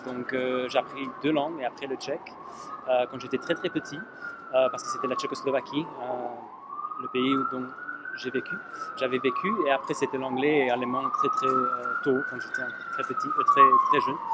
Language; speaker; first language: French; non-native, fluent; Slovak